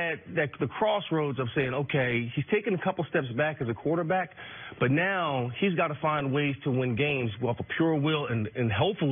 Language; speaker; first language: English; native; English